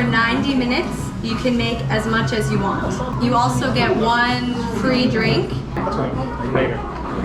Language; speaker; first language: English; non-native, fluent; Japanese